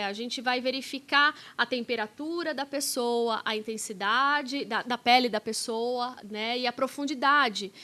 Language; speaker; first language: Portuguese; native; Portuguese